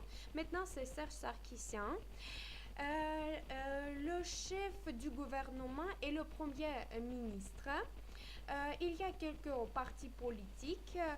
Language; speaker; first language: French; non-native, fluent; Armenian